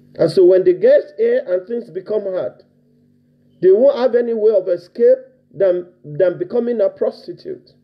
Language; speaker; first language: English; non-native, local second language; Yoruba